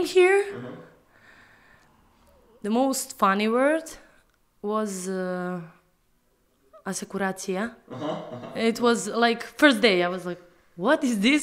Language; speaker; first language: English; non-native, fluent; Serbian